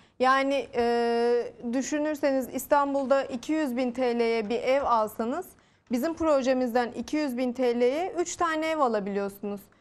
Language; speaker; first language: Turkish; native; Turkish